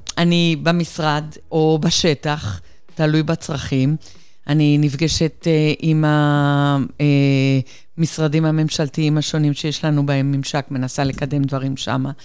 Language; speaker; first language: Hebrew; non-native, fluent; Spanish